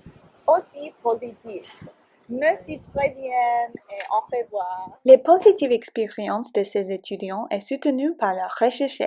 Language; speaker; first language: French; non-native, learner; English